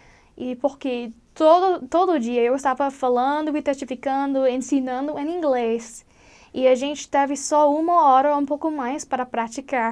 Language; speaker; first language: Portuguese; non-native, learner; English